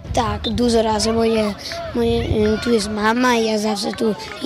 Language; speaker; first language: Polish; early bilingual, heritage; Danish